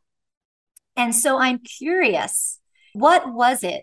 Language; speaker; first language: English; native; English